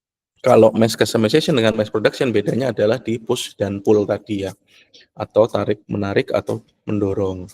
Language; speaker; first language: Indonesian; native; Indonesian